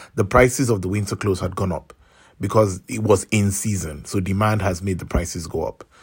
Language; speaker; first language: English; non-native, local second language; Yoruba